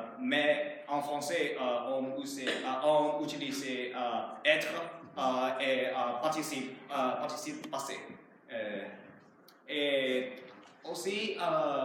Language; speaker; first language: French; non-native, learner; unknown